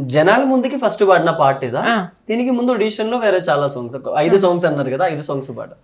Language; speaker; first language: Telugu; non-native, local second language; Malayalam